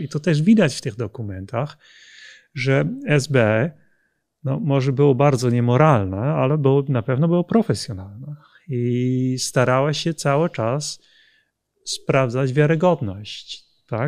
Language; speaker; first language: Polish; non-native, fluent; Dutch